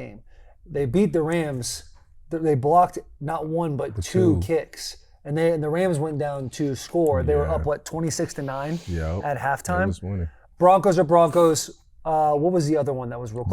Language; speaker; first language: English; native; English